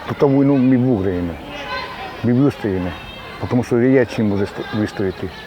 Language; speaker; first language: Ukrainian; non-native, local second language; Romany